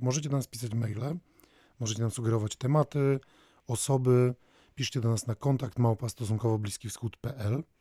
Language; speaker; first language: Polish; native; Polish